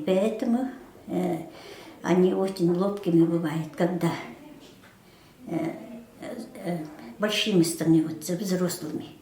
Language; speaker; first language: Russian; non-native, local second language; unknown